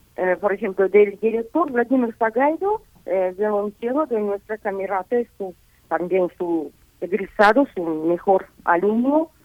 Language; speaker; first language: Spanish; non-native, fluent; Russian